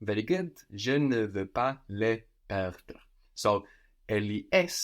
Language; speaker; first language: French; non-native, fluent; English